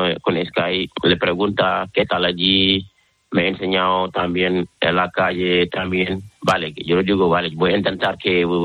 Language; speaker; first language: Spanish; non-native, learner; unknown